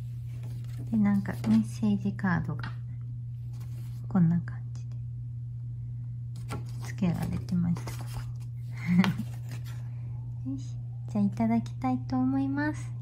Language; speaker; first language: Japanese; native; Japanese